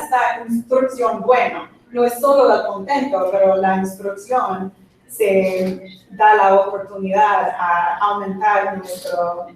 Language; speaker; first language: Spanish; non-native, fluent; English